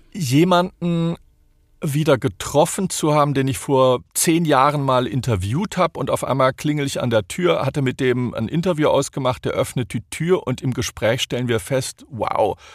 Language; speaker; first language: German; native; German